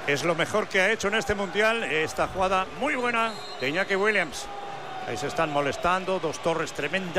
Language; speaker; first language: Spanish; native; Spanish